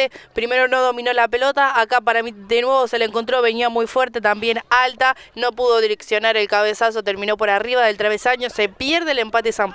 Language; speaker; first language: Spanish; native; Spanish